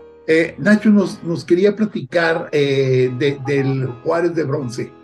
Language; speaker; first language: Spanish; native; Spanish